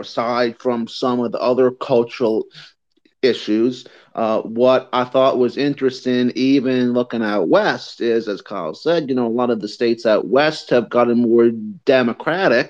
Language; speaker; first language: English; native; English